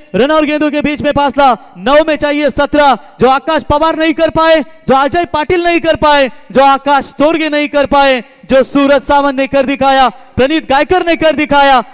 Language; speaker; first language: Hindi; non-native, local second language; Marathi